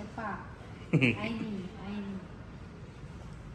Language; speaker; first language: Chinese; non-native, fluent; Lao